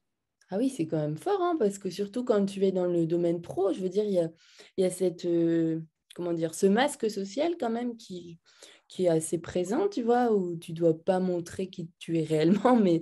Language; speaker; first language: French; native; French